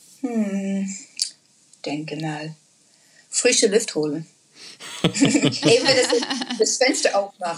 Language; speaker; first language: German; non-native, learner; English